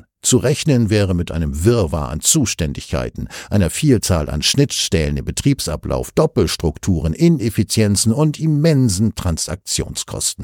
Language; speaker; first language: German; native; German